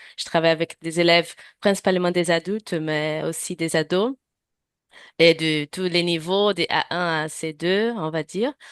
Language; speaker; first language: French; non-native, fluent; Portuguese